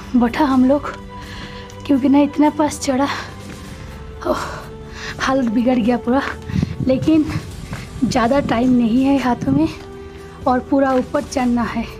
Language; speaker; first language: Hindi; non-native, local second language; Bangla